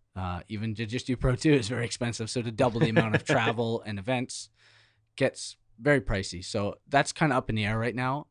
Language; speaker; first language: English; native; English